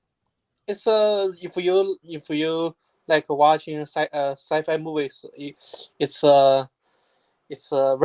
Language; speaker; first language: English; non-native, learner; Chinese